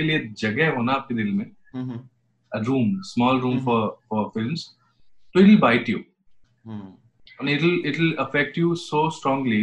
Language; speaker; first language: English; non-native, local second language; Hindi